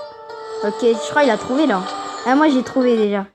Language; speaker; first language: French; native; French